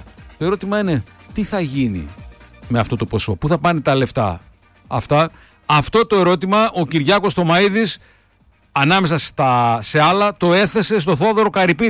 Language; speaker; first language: Greek; native; Greek